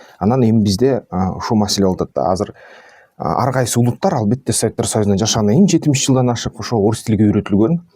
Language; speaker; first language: Kyrgyz; non-native, local second language; Russian